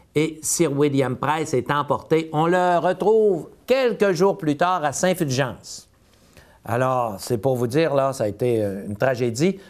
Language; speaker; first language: French; native; French